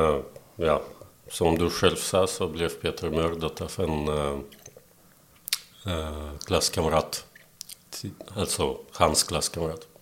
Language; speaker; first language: Swedish; non-native, fluent; Belarusian